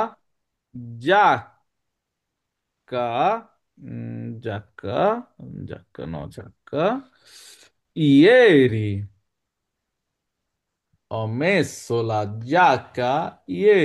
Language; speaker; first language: Italian; non-native, fluent; Bangla